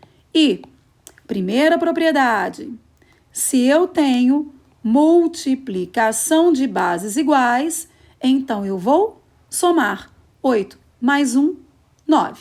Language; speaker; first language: Portuguese; native; Portuguese